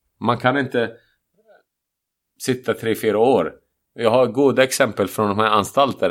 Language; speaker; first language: Swedish; non-native, fluent; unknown